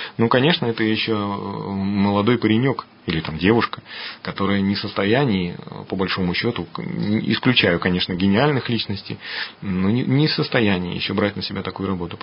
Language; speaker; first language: Russian; native; Russian